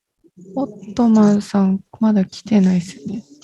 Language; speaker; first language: Japanese; native; Japanese